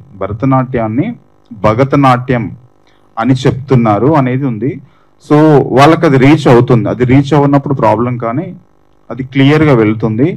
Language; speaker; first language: Telugu; native; Telugu